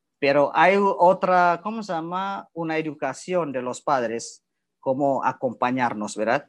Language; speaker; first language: Spanish; non-native, learner; Indonesian